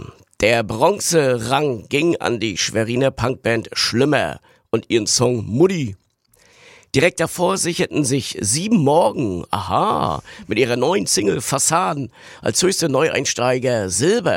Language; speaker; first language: German; native; German